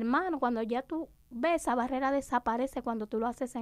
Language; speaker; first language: Spanish; native; Spanish